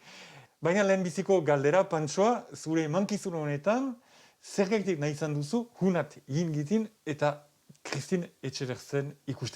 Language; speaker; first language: Basque; native; Basque